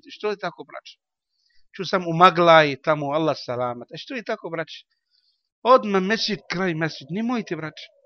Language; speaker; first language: Bosnian; non-native, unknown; Arabic